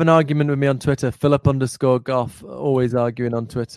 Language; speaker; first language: English; native; English